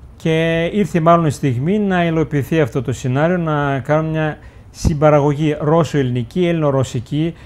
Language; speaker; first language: Greek; early bilingual, heritage; Uzbek